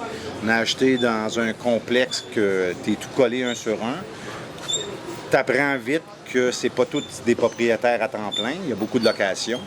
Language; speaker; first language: French; native; French